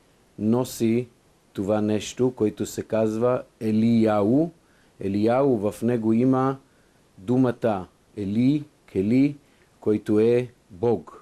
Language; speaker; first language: Bulgarian; non-native, fluent; Hebrew